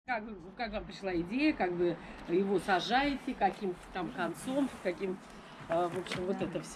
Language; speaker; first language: Russian; native; Russian